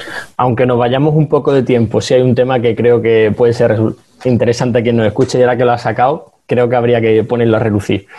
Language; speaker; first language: Spanish; native; Spanish